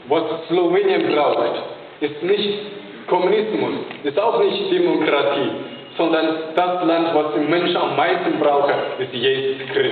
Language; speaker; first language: German; non-native, fluent; Chinese